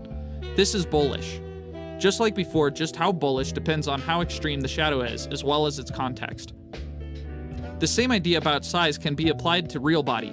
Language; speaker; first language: English; native; English